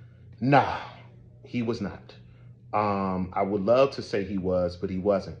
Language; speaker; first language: English; native; English